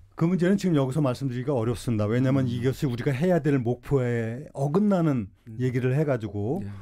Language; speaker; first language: Korean; native; Korean